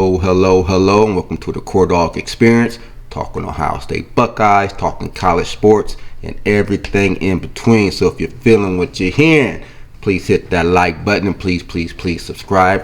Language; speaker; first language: English; native; English